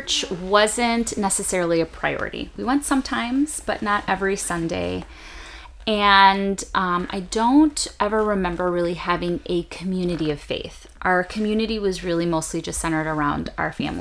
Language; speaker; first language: English; native; English